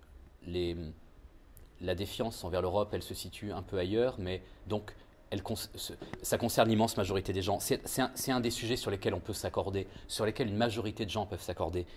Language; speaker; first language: French; native; French